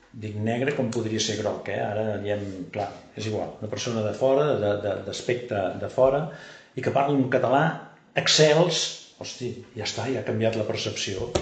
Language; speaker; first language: Catalan; native; Catalan